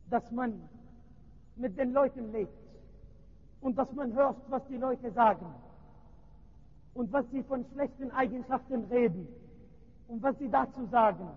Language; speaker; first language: German; non-native, learner; Arabic